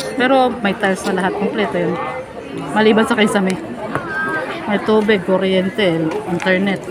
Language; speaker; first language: Filipino; native; Filipino